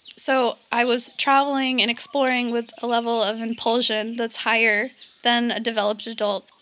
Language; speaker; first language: English; native; English